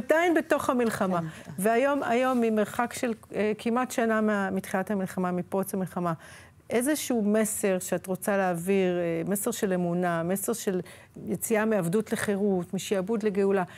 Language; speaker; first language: Hebrew; native; Hebrew